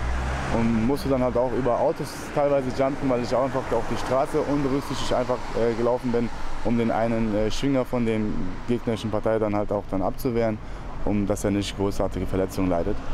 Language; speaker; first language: German; native; German